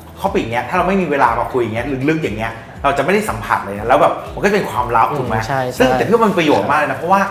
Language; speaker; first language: Thai; native; Thai